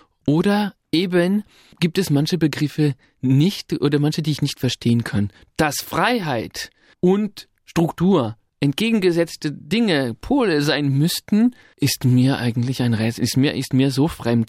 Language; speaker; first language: German; non-native, fluent; French